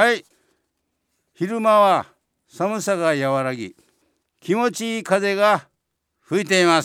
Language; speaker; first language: Japanese; native; Japanese